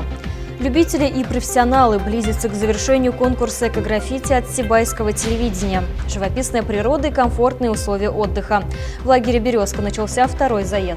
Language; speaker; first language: Russian; native; Russian